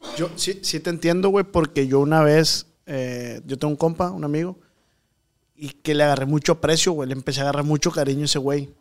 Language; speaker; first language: Spanish; native; Spanish